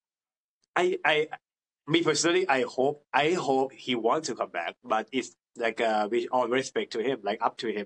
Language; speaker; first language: English; non-native, fluent; Thai